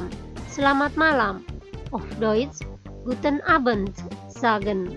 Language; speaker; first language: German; non-native, fluent; Indonesian